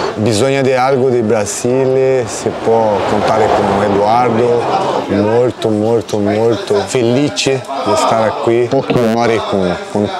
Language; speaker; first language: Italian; non-native, learner; Portuguese